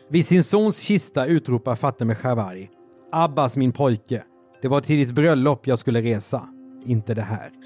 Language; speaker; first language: Swedish; native; Swedish